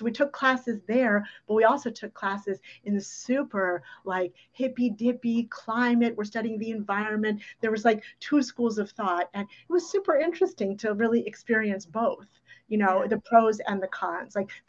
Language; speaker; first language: English; early bilingual, other home language; Ukrainian